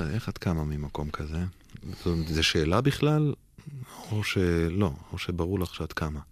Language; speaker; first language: Hebrew; native; Hebrew